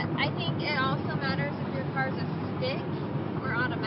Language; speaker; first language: English; native; English